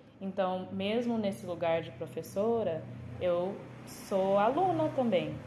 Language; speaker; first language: Portuguese; early bilingual, heritage; Portuguese